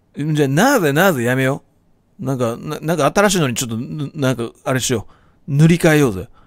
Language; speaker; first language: Japanese; native; Japanese